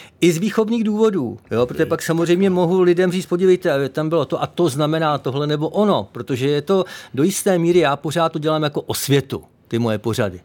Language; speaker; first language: Czech; native; Czech